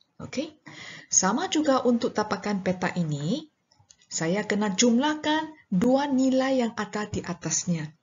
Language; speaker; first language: Malay; non-native, local second language; Chinese